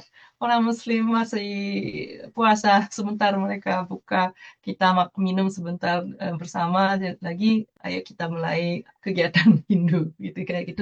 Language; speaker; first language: Indonesian; non-native, fluent; Japanese